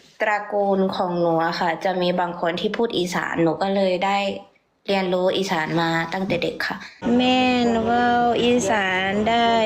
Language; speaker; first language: Thai; early bilingual, heritage; Thai